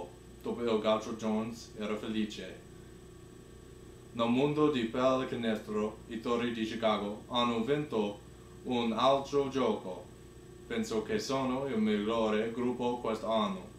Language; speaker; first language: Italian; non-native, learner; English